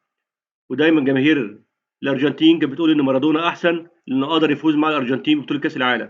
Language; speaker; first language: Arabic; native; Arabic